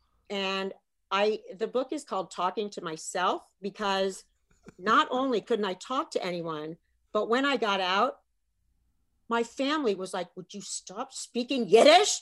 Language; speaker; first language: English; native; English